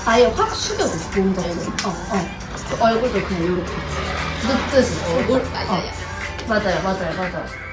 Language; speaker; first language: Korean; non-native, fluent; French